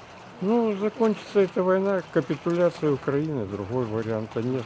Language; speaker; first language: Russian; native; Russian